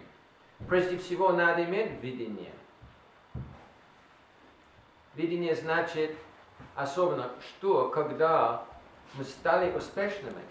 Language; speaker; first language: Russian; non-native, learner; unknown